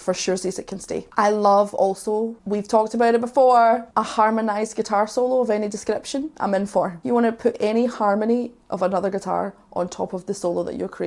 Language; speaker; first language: English; native; English